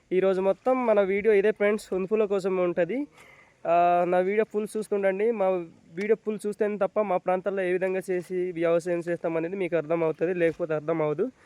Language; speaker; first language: Telugu; non-native, local second language; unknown